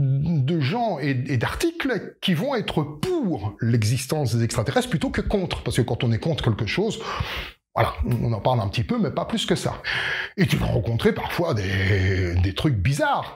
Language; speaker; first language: French; native; French